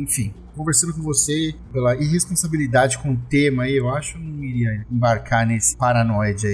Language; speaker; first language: Portuguese; native; Portuguese